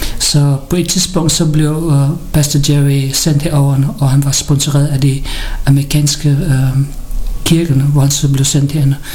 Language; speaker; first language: Danish; early bilingual, other home language; Filipino